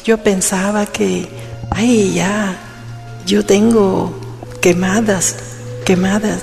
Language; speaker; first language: Spanish; non-native, learner; Vietnamese